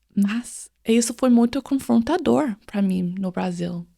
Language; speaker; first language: Portuguese; non-native, fluent; English